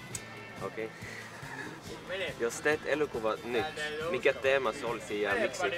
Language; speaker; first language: Finnish; non-native, learner; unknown